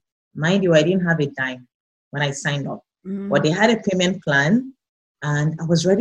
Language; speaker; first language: English; non-native, local second language; Yoruba